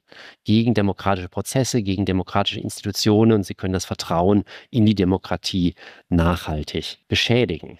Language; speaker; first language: German; native; German